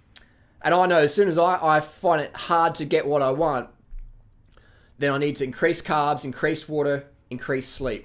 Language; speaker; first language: English; native; English